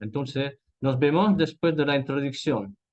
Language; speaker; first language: Spanish; non-native, fluent; French